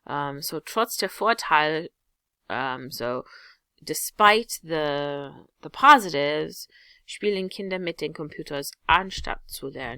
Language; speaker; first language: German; non-native, fluent; English